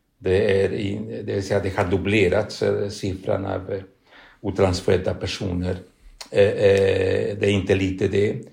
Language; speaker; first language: Swedish; non-native, fluent; Spanish